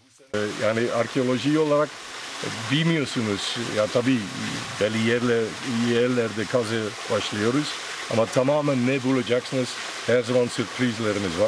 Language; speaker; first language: Turkish; non-native, fluent; Dutch